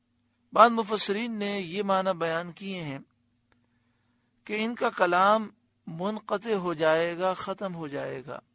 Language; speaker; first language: Urdu; native; Urdu